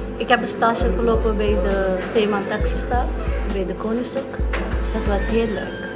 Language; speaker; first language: Dutch; non-native, learner; Punjabi